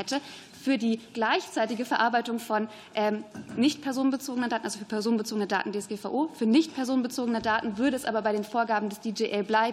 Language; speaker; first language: German; native; German